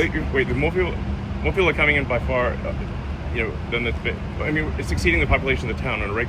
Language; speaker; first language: English; native; English